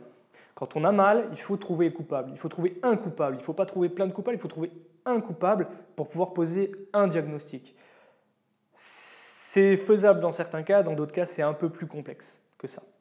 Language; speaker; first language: French; native; French